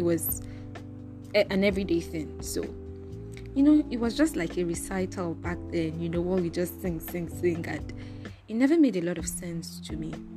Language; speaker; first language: English; non-native, local second language; Yoruba